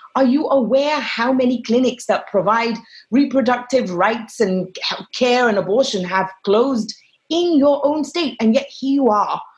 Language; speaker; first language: English; non-native, fluent; Arabic